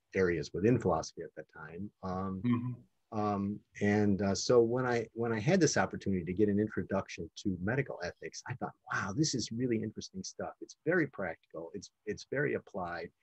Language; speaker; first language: English; native; English